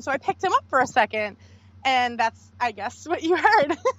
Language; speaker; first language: English; native; English